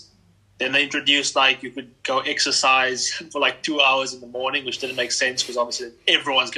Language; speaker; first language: English; native; English